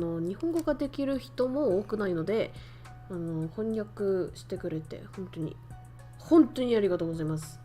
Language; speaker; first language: Japanese; non-native, fluent; Vietnamese